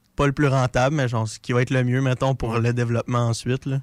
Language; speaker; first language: French; native; French